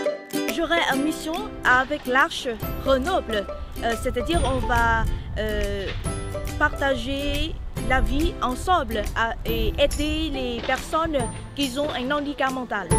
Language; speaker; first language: French; non-native, fluent; Vietnamese